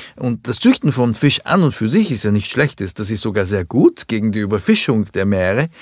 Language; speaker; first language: German; early bilingual, other home language; Japanese